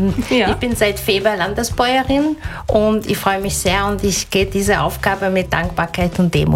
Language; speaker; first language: German; native; German